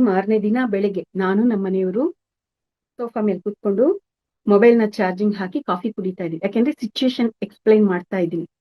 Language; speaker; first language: Kannada; native; Kannada